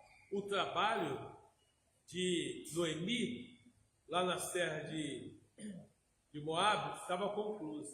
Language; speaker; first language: Portuguese; native; Portuguese